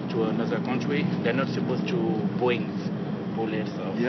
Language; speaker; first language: English; non-native, fluent; French